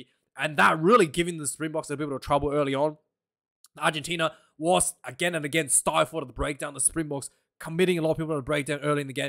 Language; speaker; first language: English; non-native, local second language; Afrikaans